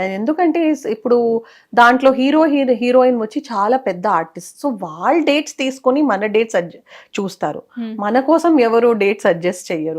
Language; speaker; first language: Telugu; non-native, local second language; Kannada